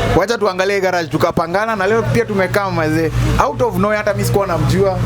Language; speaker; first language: Swahili; native; Swahili